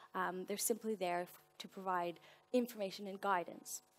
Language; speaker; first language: English; native; English